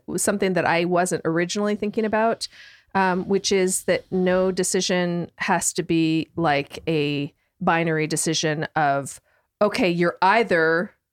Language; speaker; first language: English; native; English